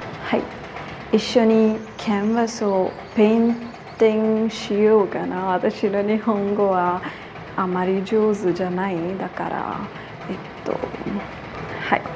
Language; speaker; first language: Japanese; non-native, learner; Hindi